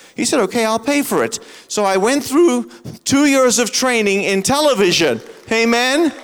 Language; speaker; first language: English; native; English